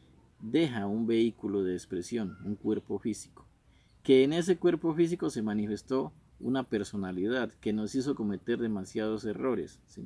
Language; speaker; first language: Spanish; native; Spanish